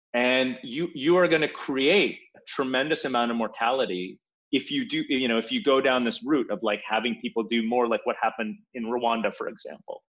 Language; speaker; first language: English; early bilingual, other home language; Polish